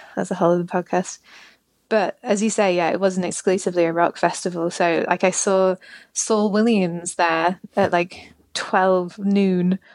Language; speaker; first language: English; native; English